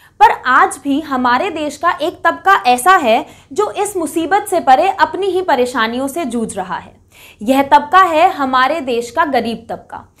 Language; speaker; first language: Hindi; native; Hindi